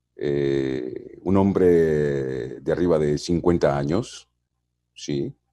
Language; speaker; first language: Spanish; native; Spanish